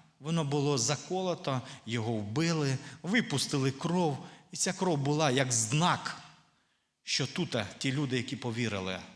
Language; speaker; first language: Ukrainian; non-native, local second language; Russian